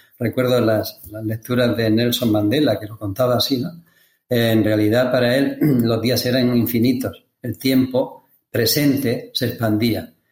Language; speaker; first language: Spanish; native; Spanish